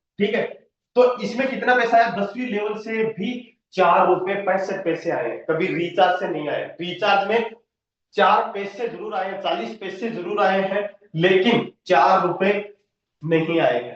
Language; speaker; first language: Hindi; native; Hindi